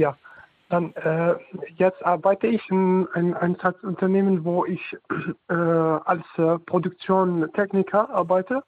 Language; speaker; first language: German; non-native, learner; Arabic